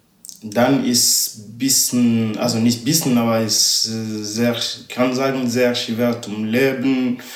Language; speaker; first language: German; non-native, learner; Ewe